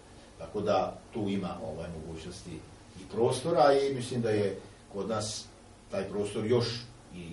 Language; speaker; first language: Serbian; native; Serbian